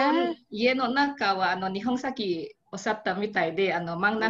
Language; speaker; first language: Japanese; non-native, fluent; Indonesian